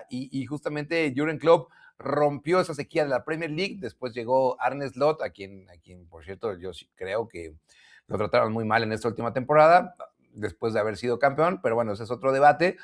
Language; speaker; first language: Spanish; native; Spanish